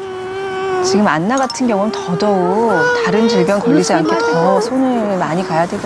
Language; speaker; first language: Korean; native; Korean